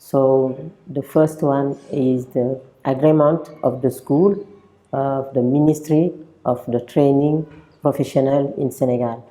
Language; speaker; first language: English; non-native, local second language; French